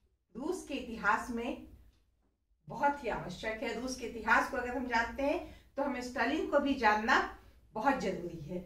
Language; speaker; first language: Hindi; native; Hindi